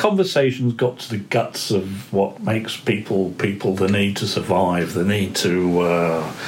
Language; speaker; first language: English; native; English